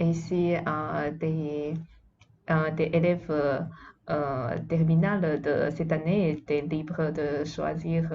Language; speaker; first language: French; non-native, fluent; Chinese